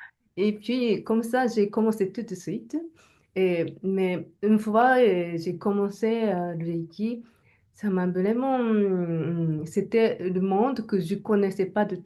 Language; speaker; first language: French; non-native, learner; Japanese